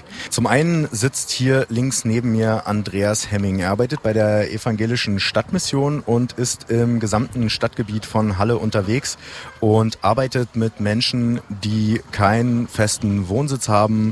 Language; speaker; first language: German; native; German